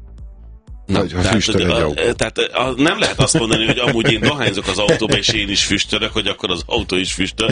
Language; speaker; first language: Hungarian; native; Hungarian